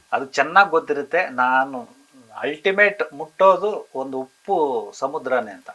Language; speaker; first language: Kannada; native; Kannada